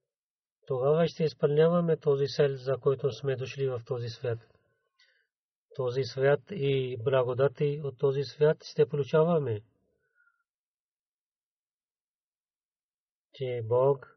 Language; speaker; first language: Bulgarian; non-native, learner; Urdu